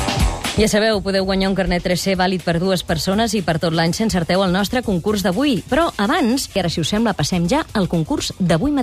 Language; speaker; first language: Catalan; native; Catalan